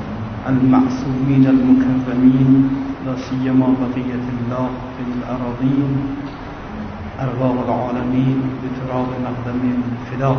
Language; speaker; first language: Arabic; non-native, fluent; Persian